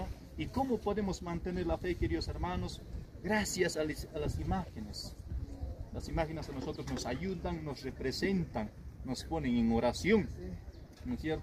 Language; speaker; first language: Spanish; native; Spanish